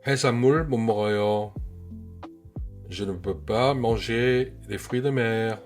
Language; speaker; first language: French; non-native, fluent; Korean